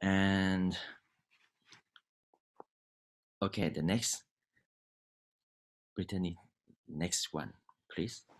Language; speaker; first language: English; non-native, learner; Thai